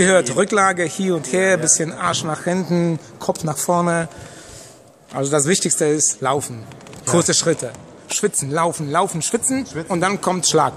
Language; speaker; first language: German; non-native, fluent; Polish